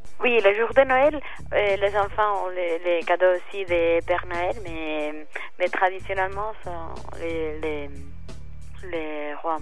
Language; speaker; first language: French; non-native, fluent; Spanish